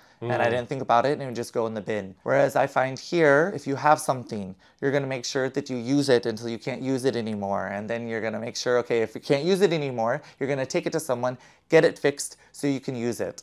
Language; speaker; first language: English; native; English